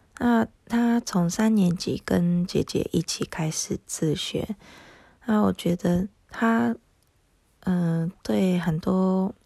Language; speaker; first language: Chinese; non-native, fluent; Japanese